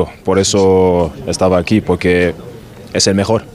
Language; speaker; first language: Spanish; non-native, learner; German